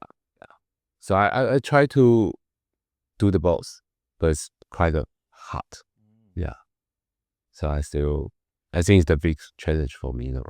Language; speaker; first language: English; non-native, learner; Chinese